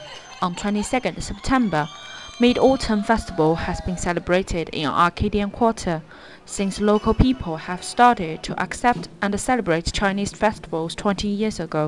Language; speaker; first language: English; non-native, fluent; Chinese